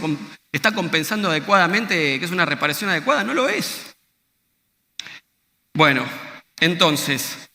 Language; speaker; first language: Spanish; native; Spanish